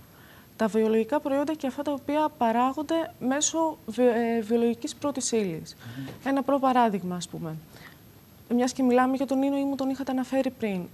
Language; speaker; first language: Greek; native; Greek